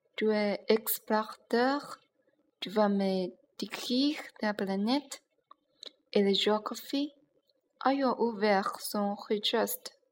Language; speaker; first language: French; non-native, learner; Chinese